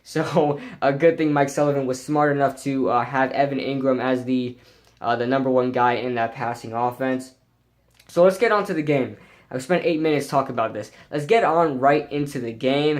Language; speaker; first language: English; native; English